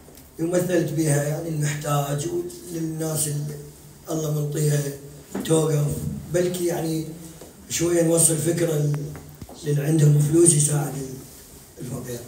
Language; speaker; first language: Arabic; native; Arabic